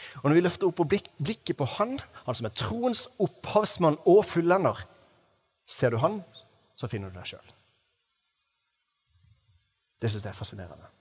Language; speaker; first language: Norwegian; native; Norwegian